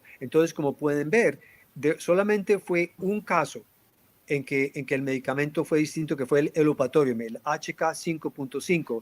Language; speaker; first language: Spanish; native; Spanish